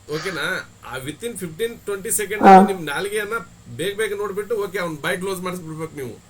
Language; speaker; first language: Kannada; native; Kannada